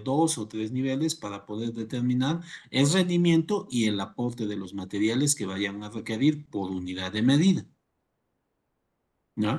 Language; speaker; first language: Spanish; native; Spanish